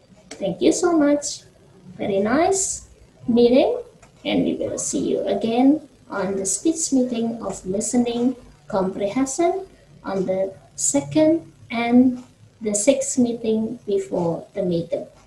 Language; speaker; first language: English; non-native, fluent; Indonesian